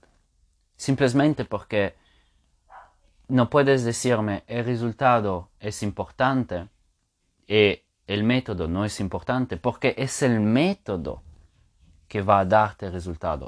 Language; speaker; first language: Spanish; non-native, fluent; Italian